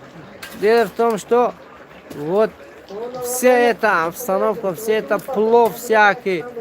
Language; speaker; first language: Russian; non-native, local second language; Tajik